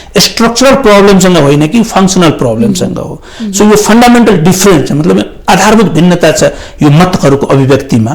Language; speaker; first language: Nepali; non-native, local second language; Maithili